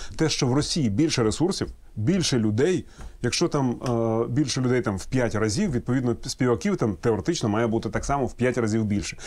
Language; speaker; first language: Ukrainian; non-native, local second language; Russian